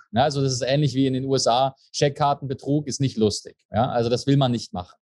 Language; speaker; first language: German; native; German